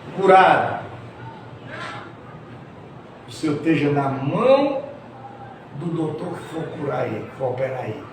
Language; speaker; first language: Portuguese; native; Portuguese